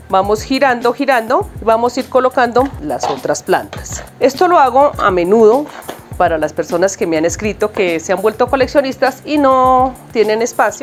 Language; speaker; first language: Spanish; native; Spanish